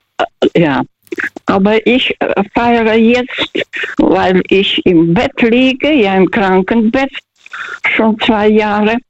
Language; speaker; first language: German; non-native, fluent; Russian